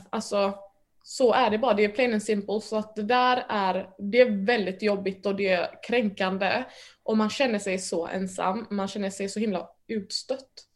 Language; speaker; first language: Swedish; early bilingual, other home language; Mandingo